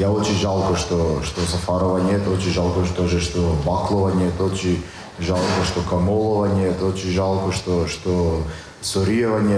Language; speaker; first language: Russian; non-native, learner; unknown